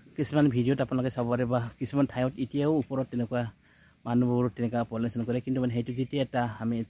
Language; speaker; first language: Assamese; non-native, local second language; Garo